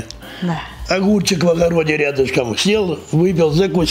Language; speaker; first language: Russian; native; Russian